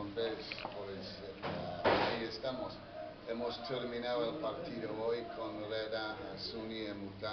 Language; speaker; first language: Spanish; non-native, fluent; English